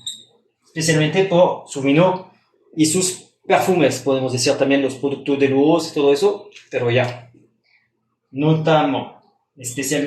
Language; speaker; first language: Spanish; non-native, fluent; French